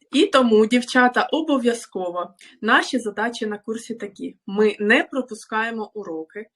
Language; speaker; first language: Ukrainian; non-native, local second language; Russian